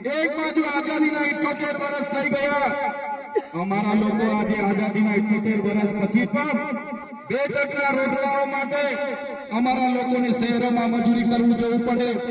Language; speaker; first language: Gujarati; non-native, local second language; Bhili